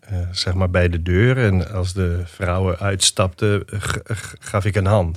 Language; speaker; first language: Dutch; non-native, fluent; Italian